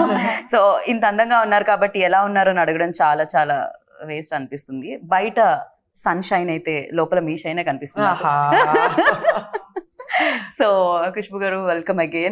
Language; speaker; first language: Telugu; native; Telugu